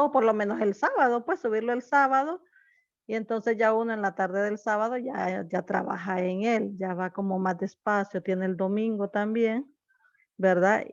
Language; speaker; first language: Spanish; native; Spanish